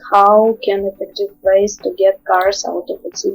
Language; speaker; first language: English; non-native, learner; Russian